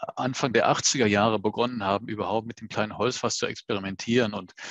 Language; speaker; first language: German; native; German